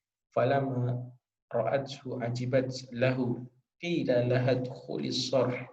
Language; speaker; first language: Arabic; non-native, fluent; Indonesian